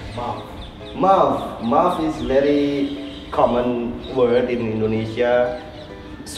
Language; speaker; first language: English; non-native, learner; Indonesian